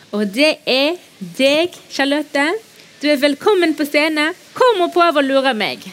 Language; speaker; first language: Norwegian; non-native, fluent; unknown